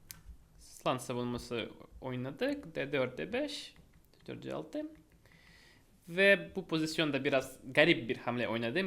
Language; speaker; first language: Turkish; non-native, fluent; Russian